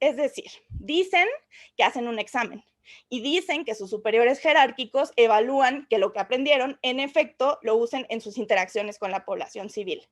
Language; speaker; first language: Spanish; native; Spanish